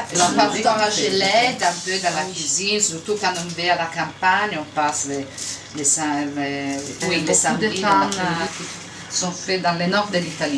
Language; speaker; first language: French; non-native, fluent; Italian